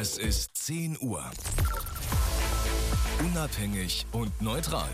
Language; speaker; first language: German; native; German